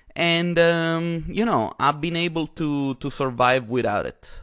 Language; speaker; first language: English; non-native, fluent; Italian